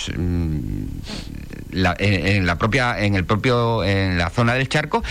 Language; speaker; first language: Spanish; native; Spanish